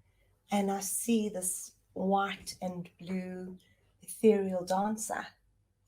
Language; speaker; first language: English; native; English